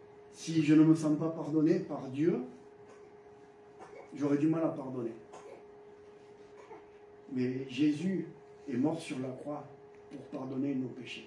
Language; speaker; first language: French; native; French